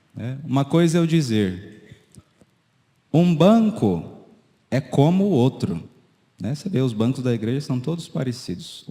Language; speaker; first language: Portuguese; native; Portuguese